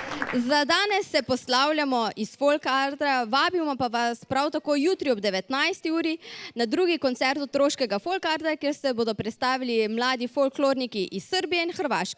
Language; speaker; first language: Slovenian; native; Slovenian